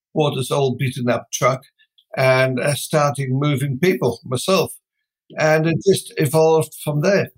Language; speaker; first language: English; non-native, fluent; Dutch